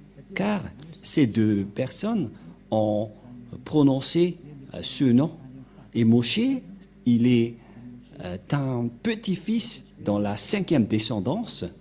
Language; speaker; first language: French; non-native, local second language; Malagasy